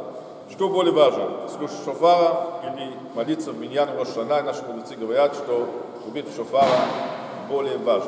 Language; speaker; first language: Russian; non-native, fluent; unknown